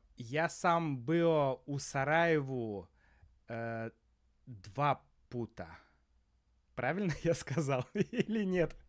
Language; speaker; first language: Russian; native; Russian